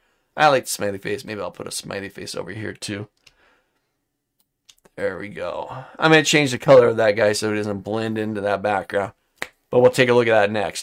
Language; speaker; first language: English; native; English